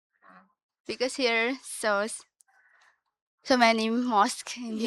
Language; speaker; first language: English; non-native, learner; Indonesian